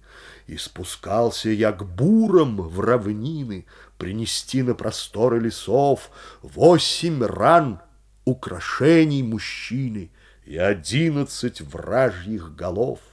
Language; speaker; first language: Russian; native; Russian